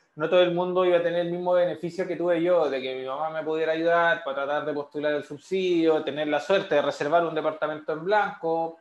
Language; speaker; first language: Spanish; native; Spanish